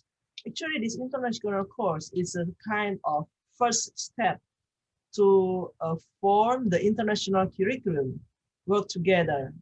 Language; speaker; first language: English; non-native, learner; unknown